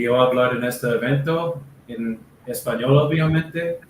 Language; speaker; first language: Spanish; non-native, learner; English